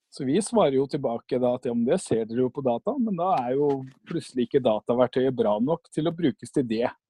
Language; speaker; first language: Norwegian; native; Norwegian